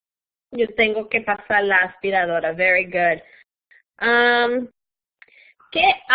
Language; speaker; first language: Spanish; non-native, fluent; English